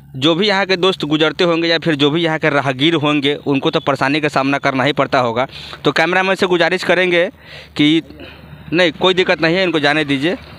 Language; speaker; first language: Hindi; native; Hindi